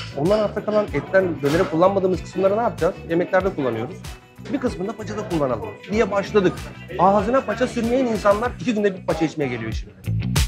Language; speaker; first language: Turkish; native; Turkish